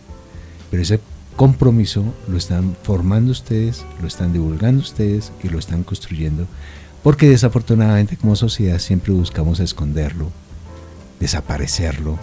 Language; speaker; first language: Spanish; native; Spanish